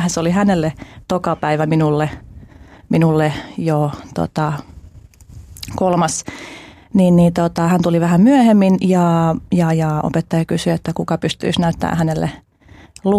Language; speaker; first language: Finnish; early bilingual, other home language; Albanian